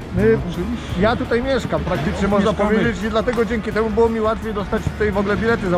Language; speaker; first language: Polish; native; Polish